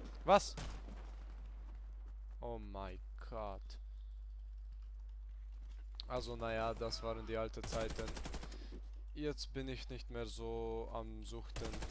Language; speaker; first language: German; early bilingual, other home language; Hungarian